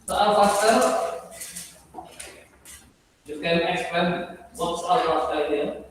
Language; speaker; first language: English; non-native, learner; Indonesian